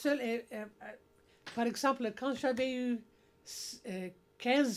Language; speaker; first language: French; non-native, learner; English